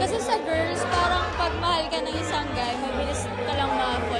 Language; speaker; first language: Filipino; native; Filipino